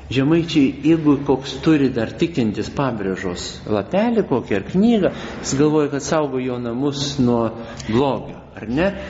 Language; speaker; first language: Lithuanian; native; Lithuanian